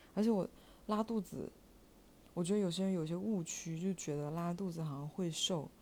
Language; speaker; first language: Chinese; native; Chinese